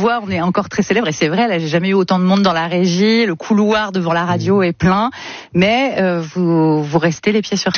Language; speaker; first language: French; native; French